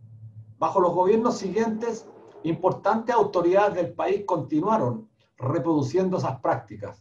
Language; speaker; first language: Spanish; native; Spanish